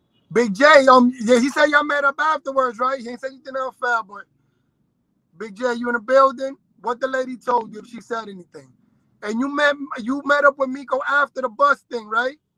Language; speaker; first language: English; early bilingual, other home language; Spanish